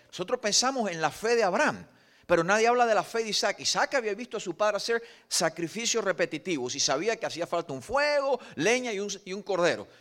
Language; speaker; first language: Spanish; native; Spanish